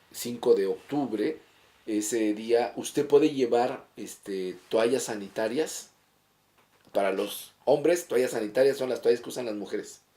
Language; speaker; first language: Spanish; native; Spanish